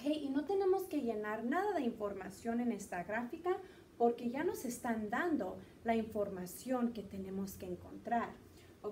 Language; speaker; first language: Spanish; early bilingual, heritage; Spanish